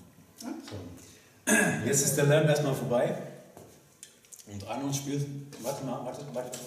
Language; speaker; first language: German; non-native, fluent; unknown